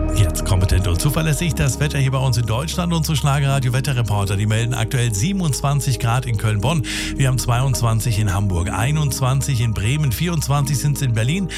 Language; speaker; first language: German; native; German